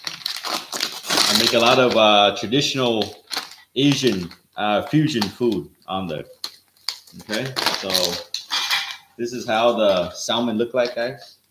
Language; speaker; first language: English; early bilingual, other home language; Vietnamese